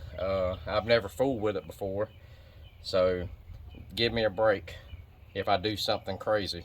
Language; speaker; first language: English; native; English